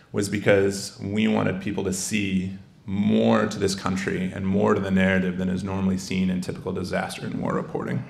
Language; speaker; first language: English; native; English